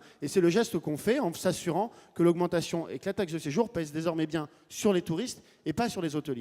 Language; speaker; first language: French; native; French